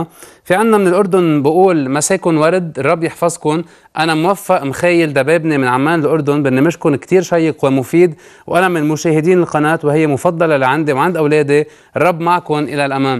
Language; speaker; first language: Arabic; native; Arabic